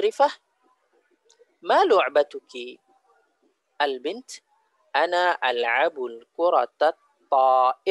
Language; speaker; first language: Arabic; non-native, fluent; Indonesian